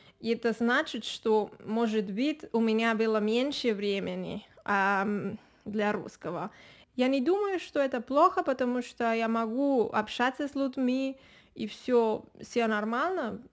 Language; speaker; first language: Russian; non-native, fluent; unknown